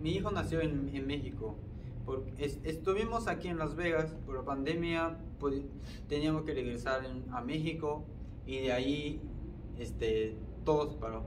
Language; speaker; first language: Spanish; non-native, fluent; Japanese